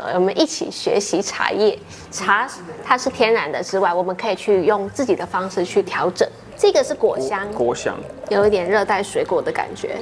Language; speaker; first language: Chinese; native; Chinese